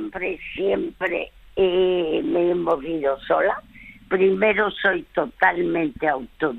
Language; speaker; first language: Spanish; early bilingual, other home language; French